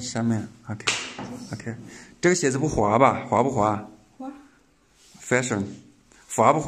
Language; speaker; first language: Chinese; native; Chinese